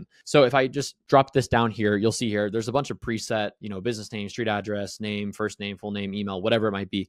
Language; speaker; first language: English; native; English